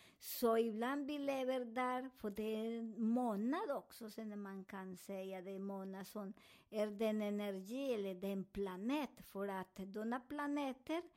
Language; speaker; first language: Swedish; non-native, learner; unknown